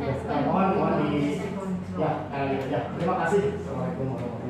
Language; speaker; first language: Indonesian; native; Indonesian